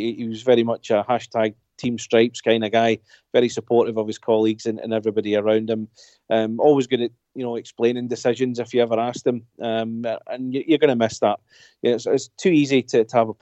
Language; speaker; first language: English; native; English